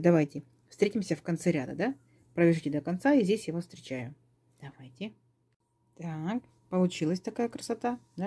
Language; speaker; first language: Russian; native; Russian